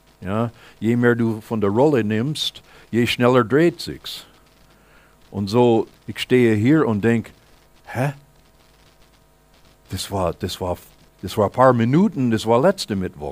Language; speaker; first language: German; non-native, fluent; English